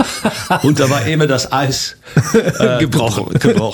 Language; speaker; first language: German; non-native, fluent; Dutch